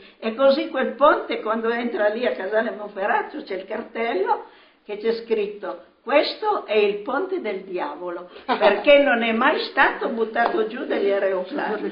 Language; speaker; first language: Italian; native; Italian